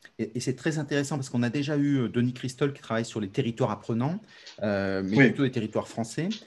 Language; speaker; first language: French; native; French